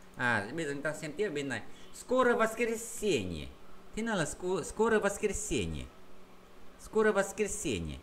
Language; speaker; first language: Vietnamese; native; Vietnamese